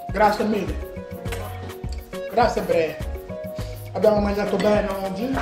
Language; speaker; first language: Italian; non-native, learner; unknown